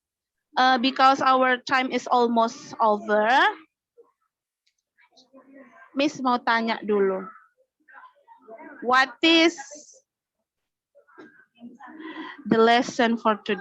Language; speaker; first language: English; non-native, learner; Indonesian